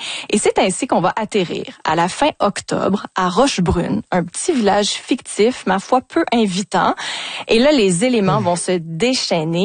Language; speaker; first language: French; native; French